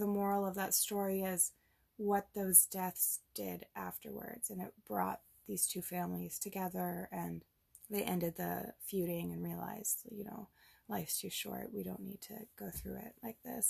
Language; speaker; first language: English; native; English